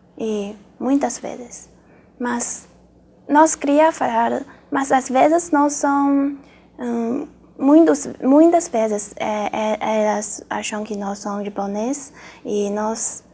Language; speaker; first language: Portuguese; non-native, learner; Chinese